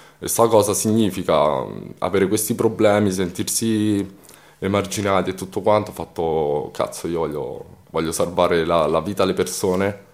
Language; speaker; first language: Italian; early bilingual, other home language; Romanian